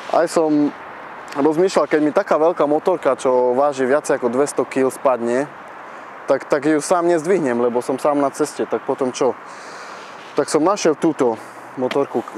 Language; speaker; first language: Slovak; early bilingual, heritage; Slovak